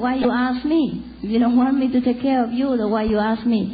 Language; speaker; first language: English; non-native, fluent; Vietnamese